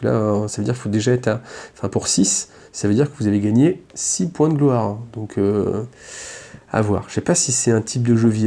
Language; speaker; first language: French; native; French